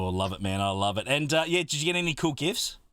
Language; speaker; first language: English; native; English